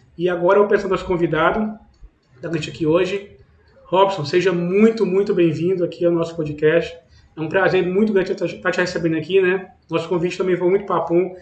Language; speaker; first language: Portuguese; native; Portuguese